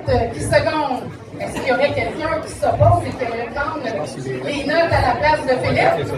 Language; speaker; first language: French; native; French